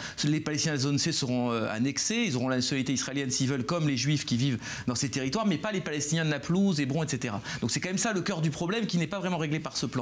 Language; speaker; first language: French; native; French